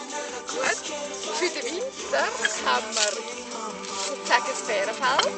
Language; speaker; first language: German; native; German